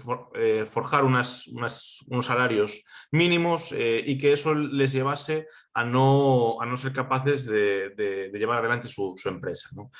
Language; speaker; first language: Spanish; native; Spanish